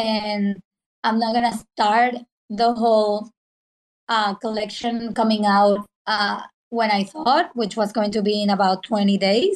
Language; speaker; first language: English; non-native, fluent; Spanish